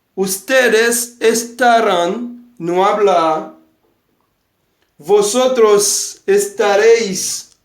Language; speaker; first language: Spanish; non-native, fluent; Haitian Creole